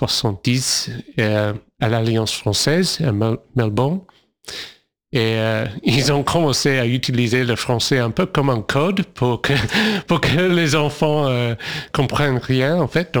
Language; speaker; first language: French; non-native, fluent; English